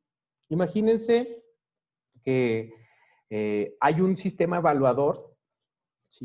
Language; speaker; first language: Spanish; native; Spanish